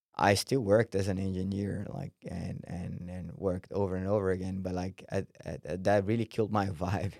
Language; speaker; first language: English; non-native, fluent; Portuguese